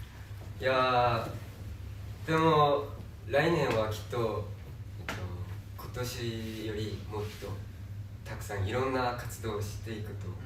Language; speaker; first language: Japanese; non-native, fluent; Korean